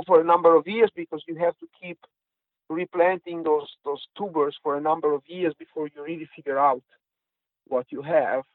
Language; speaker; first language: English; non-native, fluent; Italian